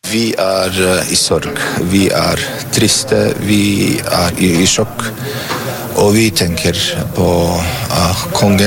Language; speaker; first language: Norwegian; non-native, fluent; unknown